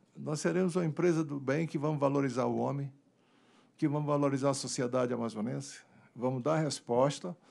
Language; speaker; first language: Portuguese; native; Portuguese